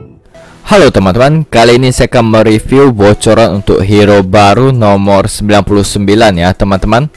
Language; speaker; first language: Indonesian; native; Indonesian